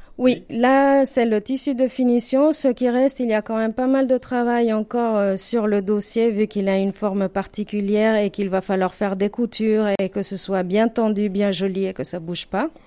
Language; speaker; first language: French; non-native, fluent; Spanish